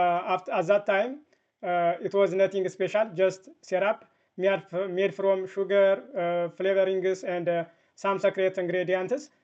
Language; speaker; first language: English; non-native, fluent; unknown